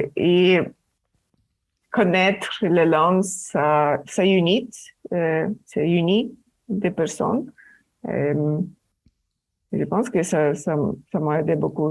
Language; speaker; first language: French; non-native, learner; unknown